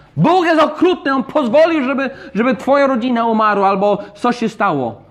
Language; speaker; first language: Polish; non-native, fluent; English